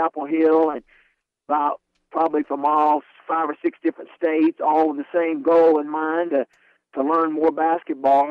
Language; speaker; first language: English; native; English